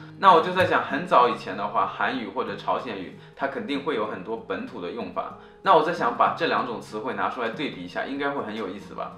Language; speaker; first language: Chinese; native; Chinese